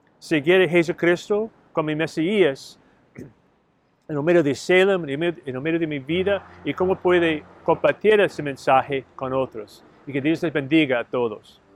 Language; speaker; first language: Spanish; non-native, learner; English